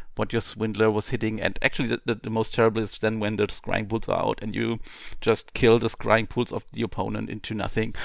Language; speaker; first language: English; non-native, fluent; German